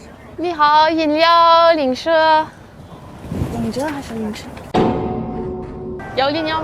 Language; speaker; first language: Chinese; non-native, learner; English